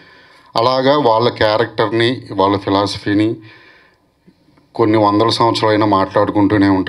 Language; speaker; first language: Telugu; native; Telugu